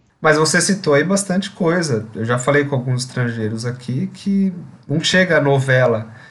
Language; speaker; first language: Portuguese; native; Portuguese